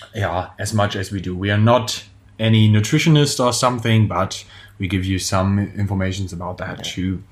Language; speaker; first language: English; non-native, fluent; German